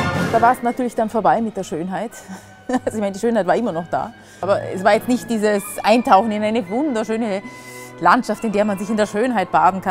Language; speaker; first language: German; native; German